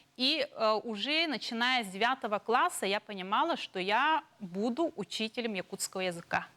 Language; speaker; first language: Russian; non-native, local second language; Yakut